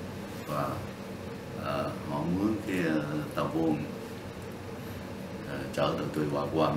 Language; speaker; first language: Vietnamese; non-native, local second language; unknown